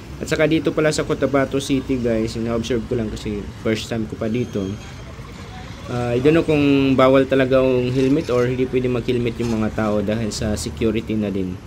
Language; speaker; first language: Filipino; non-native, local second language; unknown